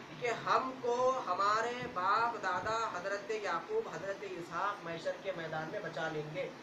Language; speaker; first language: Urdu; native; Urdu